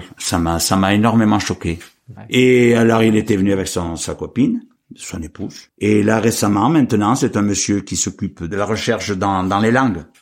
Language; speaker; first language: French; native; French